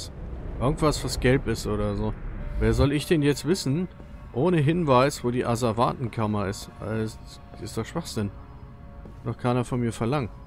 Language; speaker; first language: German; native; German